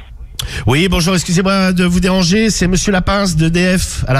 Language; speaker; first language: French; native; French